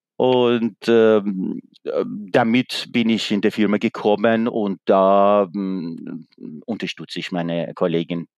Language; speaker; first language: German; non-native, fluent; Persian